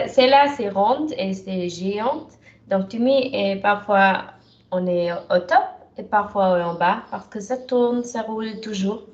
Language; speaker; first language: French; non-native, fluent; German